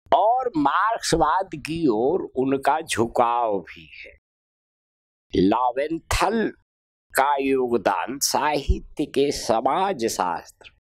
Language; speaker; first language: Hindi; native; Hindi